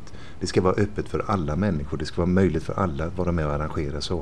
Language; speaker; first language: Swedish; native; Swedish